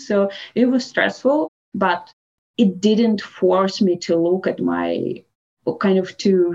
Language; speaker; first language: English; non-native, fluent; Russian